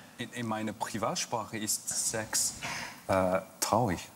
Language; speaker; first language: German; non-native, learner; English